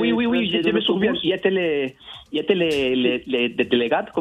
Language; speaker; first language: French; non-native, learner; Spanish